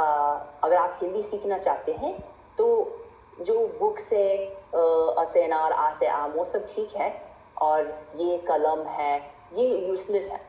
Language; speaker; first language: Hindi; non-native, fluent; English